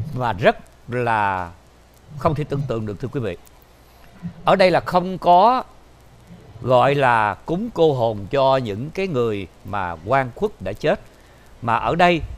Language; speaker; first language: Vietnamese; native; Vietnamese